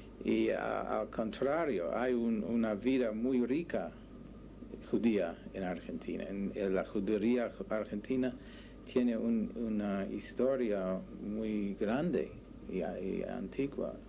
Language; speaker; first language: Spanish; non-native, learner; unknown